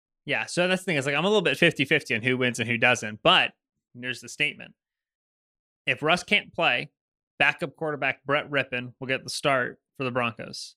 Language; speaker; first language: English; native; English